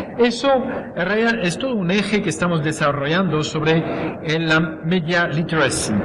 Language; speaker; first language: Spanish; non-native, fluent; French